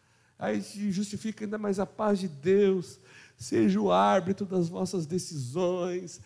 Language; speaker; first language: Portuguese; native; Portuguese